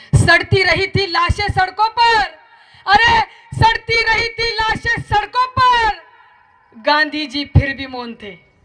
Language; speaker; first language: Hindi; non-native, local second language; Marathi